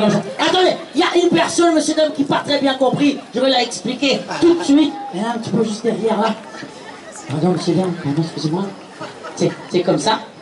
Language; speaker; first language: French; non-native, fluent; Portuguese